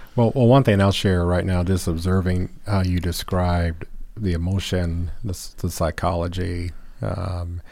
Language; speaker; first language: English; native; English